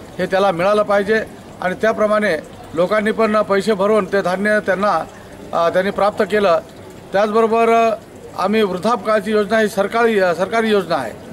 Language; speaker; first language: Marathi; non-native, local second language; Kukna